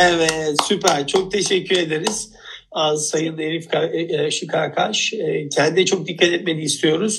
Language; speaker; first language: Turkish; native; Turkish